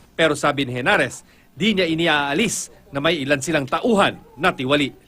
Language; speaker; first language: Filipino; native; Filipino